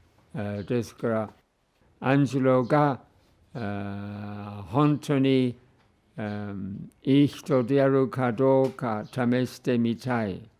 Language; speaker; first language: Japanese; non-native, fluent; English